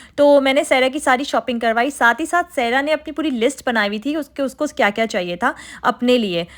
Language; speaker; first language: Hindi; native; Hindi